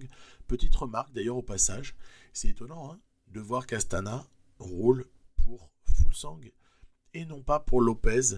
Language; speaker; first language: French; native; French